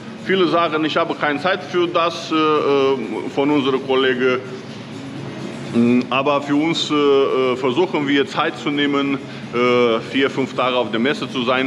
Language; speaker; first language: German; non-native, learner; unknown